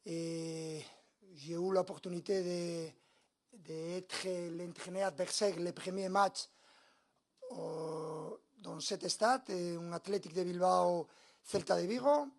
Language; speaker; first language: French; non-native, learner; Spanish